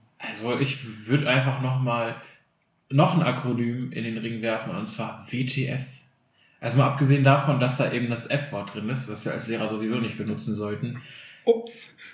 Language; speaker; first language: German; early bilingual, other home language; Albanian